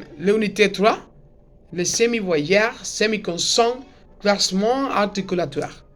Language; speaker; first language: French; non-native, learner; Spanish